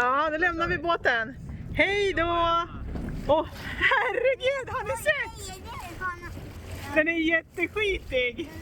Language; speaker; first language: Swedish; native; Swedish